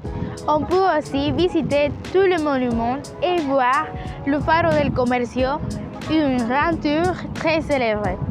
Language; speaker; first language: French; non-native, learner; Spanish